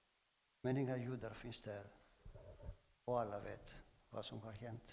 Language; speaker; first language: Swedish; non-native, fluent; Greek